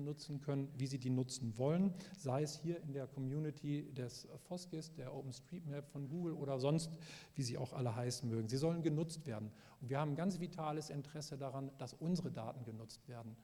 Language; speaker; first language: German; native; German